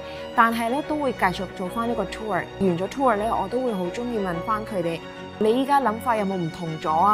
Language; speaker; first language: Cantonese; early bilingual, other home language; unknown